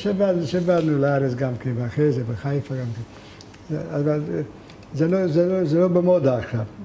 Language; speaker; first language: Hebrew; non-native, fluent; Hungarian